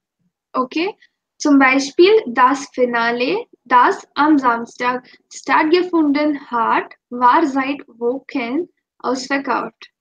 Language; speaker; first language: German; non-native, fluent; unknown